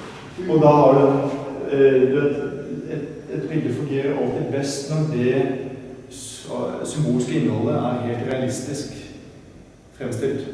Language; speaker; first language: Norwegian; native; Norwegian